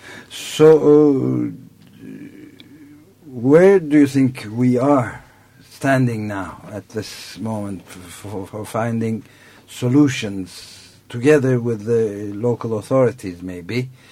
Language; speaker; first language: English; non-native, fluent; Turkish